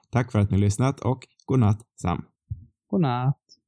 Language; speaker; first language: Swedish; native; Swedish